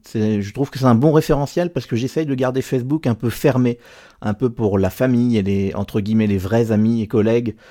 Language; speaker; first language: French; native; French